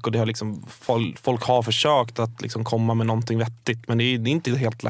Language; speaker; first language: Swedish; native; Swedish